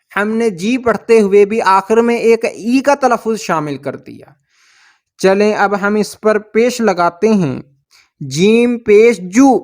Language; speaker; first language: Urdu; native; Urdu